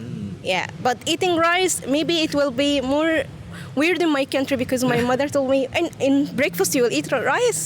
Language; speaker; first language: English; non-native, fluent; Arabic